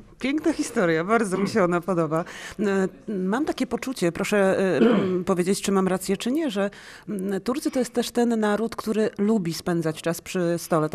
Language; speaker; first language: Polish; native; Polish